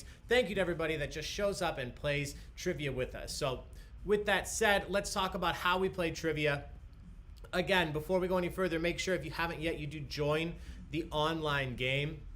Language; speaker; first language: English; native; English